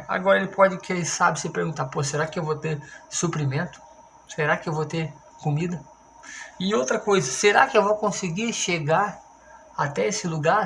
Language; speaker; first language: Portuguese; native; Portuguese